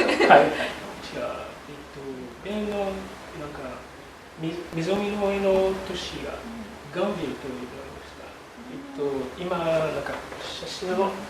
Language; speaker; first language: Japanese; non-native, learner; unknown